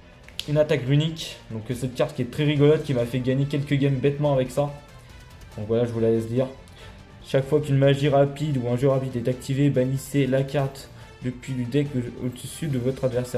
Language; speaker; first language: French; native; French